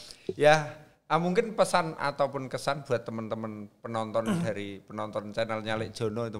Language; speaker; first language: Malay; non-native, local second language; Javanese